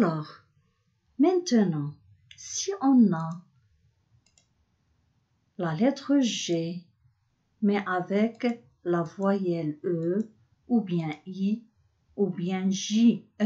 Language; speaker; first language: French; non-native, local second language; Arabic